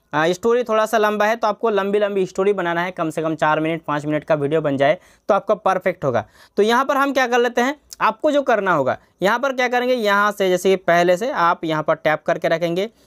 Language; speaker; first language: Hindi; non-native, local second language; Bangla